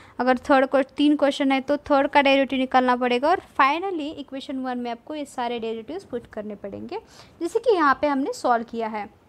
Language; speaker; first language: Hindi; non-native, local second language; Marathi